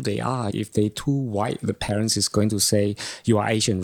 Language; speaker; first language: English; non-native, local second language; Chinese